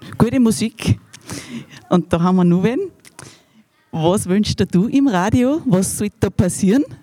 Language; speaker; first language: German; native; German